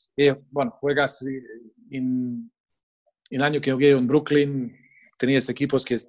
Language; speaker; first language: Spanish; non-native, fluent; Bosnian